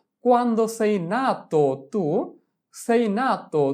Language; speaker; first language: Italian; non-native, fluent; Bangla